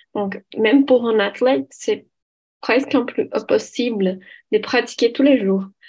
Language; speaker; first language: French; non-native, fluent; Portuguese